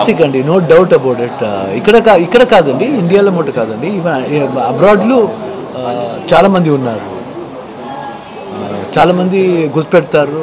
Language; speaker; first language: Telugu; non-native, learner; Kannada